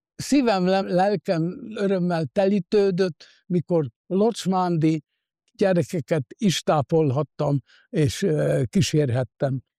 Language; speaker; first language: Hungarian; native; Hungarian